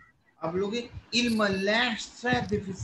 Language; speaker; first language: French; non-native, fluent; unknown